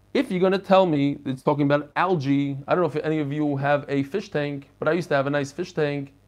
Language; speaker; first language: English; non-native, fluent; Hebrew